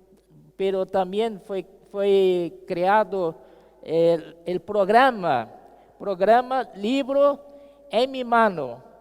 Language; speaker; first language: Spanish; non-native, fluent; Portuguese